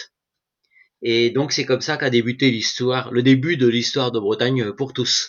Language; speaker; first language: French; native; French